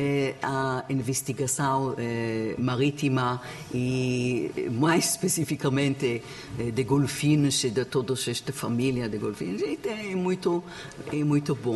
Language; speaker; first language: Portuguese; non-native, learner; Hebrew